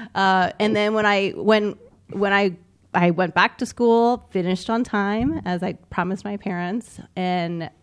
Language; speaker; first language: English; native; English